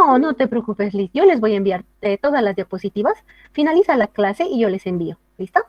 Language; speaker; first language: Spanish; native; Spanish